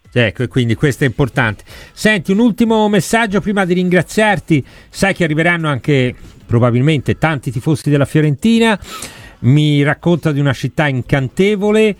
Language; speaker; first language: Italian; native; Italian